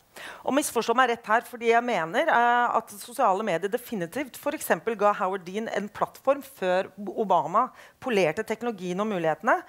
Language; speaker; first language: Norwegian; native; Norwegian